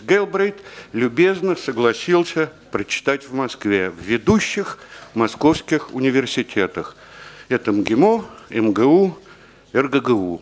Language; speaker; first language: Russian; native; Russian